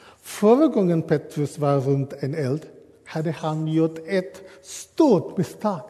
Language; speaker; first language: Swedish; non-native, learner; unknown